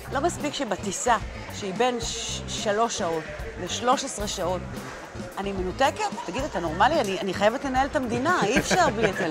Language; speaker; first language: Hebrew; native; Hebrew